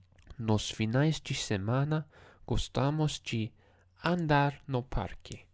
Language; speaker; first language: Portuguese; non-native, learner; English